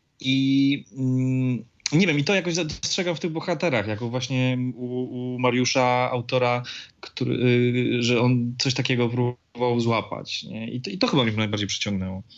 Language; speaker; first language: Polish; native; Polish